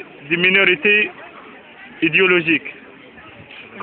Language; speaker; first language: French; non-native, local second language; Arabic